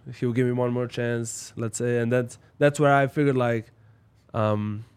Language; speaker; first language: English; non-native, fluent; Slovenian